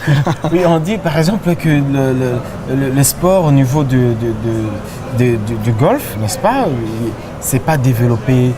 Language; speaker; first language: French; non-native, local second language; Lingala